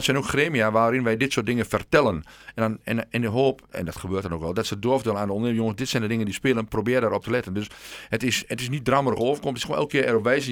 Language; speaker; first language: Dutch; native; Dutch